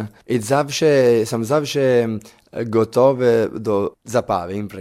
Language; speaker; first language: Polish; non-native, learner; Italian